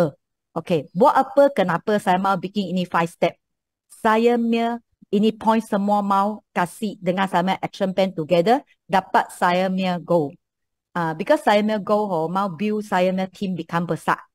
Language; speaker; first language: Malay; non-native, local second language; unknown